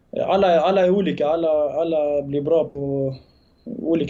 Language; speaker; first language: Swedish; early bilingual, other home language; Bosnian